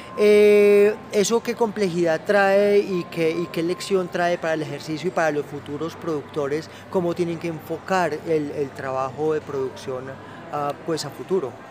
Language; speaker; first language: Spanish; native; Spanish